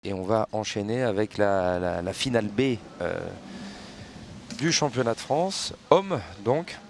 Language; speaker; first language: French; native; French